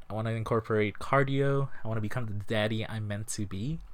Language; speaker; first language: English; native; English